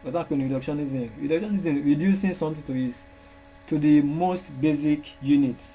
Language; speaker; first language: English; non-native, local second language; Yoruba